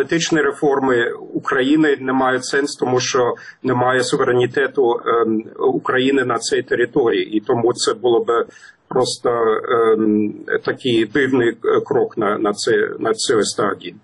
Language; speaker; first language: Ukrainian; non-native, fluent; German